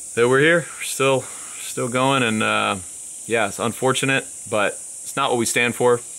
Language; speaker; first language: English; native; English